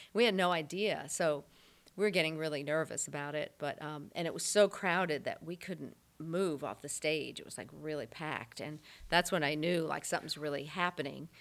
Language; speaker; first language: English; native; English